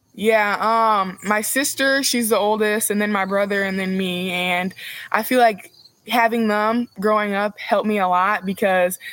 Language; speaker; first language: English; native; English